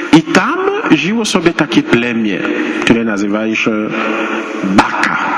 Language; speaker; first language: Polish; non-native, fluent; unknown